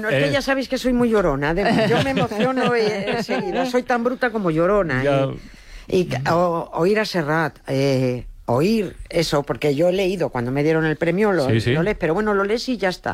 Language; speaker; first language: Spanish; native; Spanish